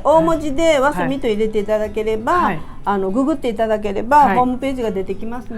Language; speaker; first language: Japanese; native; Japanese